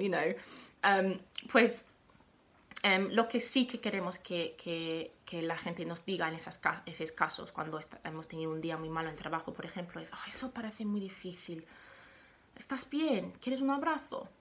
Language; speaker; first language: Spanish; non-native, fluent; English